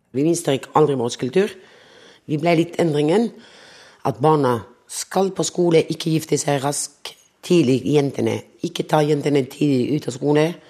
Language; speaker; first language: Norwegian; non-native, local second language; Romany